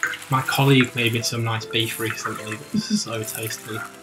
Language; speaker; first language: English; native; English